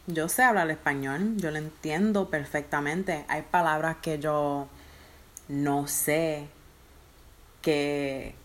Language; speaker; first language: Spanish; early bilingual, heritage; Spanish